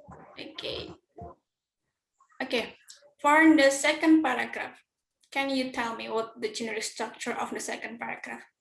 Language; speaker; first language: English; non-native, learner; Indonesian